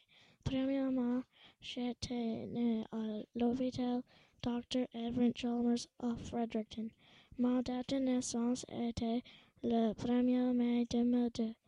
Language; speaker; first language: French; early bilingual, other home language; English